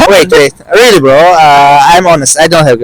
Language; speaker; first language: English; non-native, learner; Persian